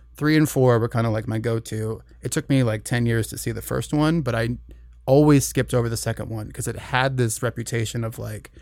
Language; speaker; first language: English; native; English